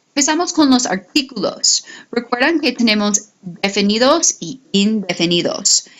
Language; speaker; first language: Spanish; non-native, fluent; English